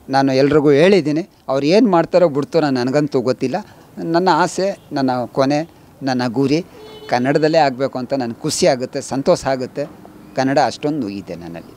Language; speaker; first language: Kannada; non-native, local second language; Urdu